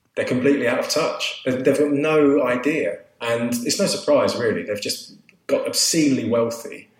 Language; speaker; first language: English; native; English